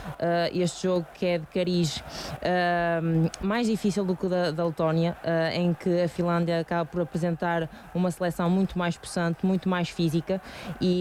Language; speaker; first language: Portuguese; native; Portuguese